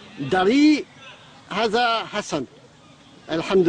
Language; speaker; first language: Arabic; non-native, learner; French